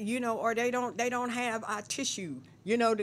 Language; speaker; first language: English; native; English